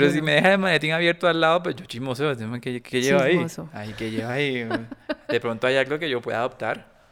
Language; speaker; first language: Spanish; native; Spanish